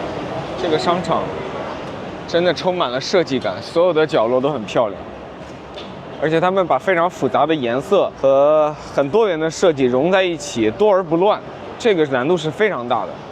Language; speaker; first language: Chinese; native; Chinese